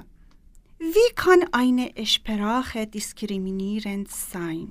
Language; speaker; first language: German; non-native, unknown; Persian